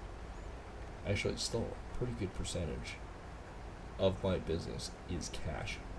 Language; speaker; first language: English; native; English